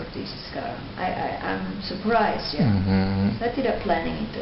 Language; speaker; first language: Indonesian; non-native, fluent; English